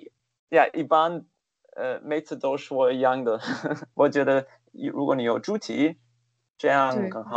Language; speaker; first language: Chinese; non-native, fluent; German